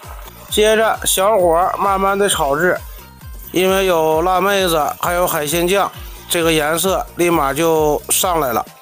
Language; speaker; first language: Chinese; native; Chinese